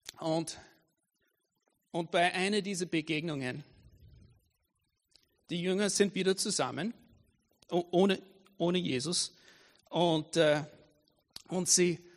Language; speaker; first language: German; non-native, fluent; English